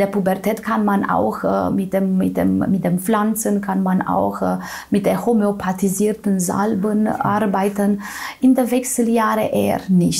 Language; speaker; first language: German; non-native, fluent; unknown